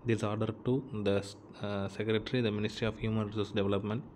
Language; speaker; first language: English; non-native, local second language; Tamil